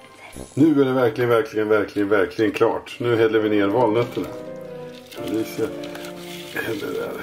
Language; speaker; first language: Swedish; native; Swedish